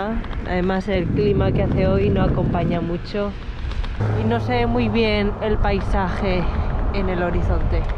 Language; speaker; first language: Spanish; early bilingual, other home language; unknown